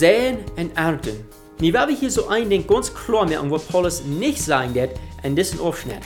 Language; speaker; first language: German; non-native, learner; Afrikaans